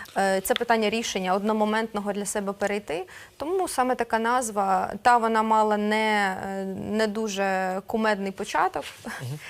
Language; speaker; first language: Ukrainian; non-native, local second language; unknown